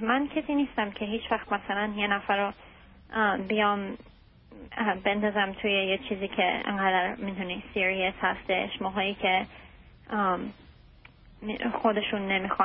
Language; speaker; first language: Persian; early bilingual, heritage; Persian